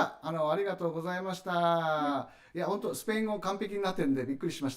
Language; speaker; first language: Japanese; native; Japanese